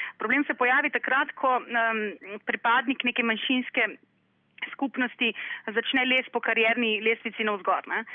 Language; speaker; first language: Slovenian; early bilingual, other home language; Bosnian